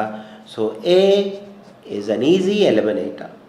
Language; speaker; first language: English; non-native, local second language; Malayalam